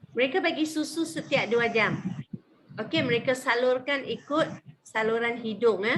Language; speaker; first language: Malay; native; Malay